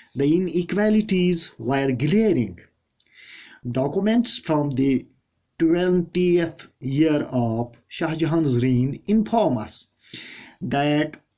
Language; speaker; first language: English; non-native, local second language; Hindi